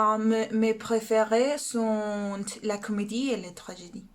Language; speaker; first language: French; non-native, learner; Spanish